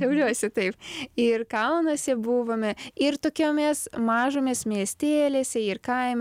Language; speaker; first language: Lithuanian; non-native, learner; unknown